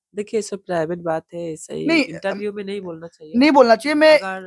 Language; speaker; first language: Hindi; non-native, local second language; Bangla